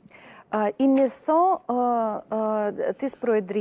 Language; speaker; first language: Greek; non-native, learner; Russian